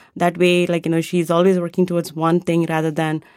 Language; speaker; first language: English; non-native, local second language; Tamil